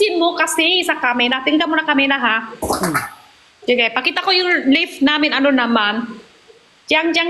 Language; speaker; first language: Filipino; non-native, learner; Korean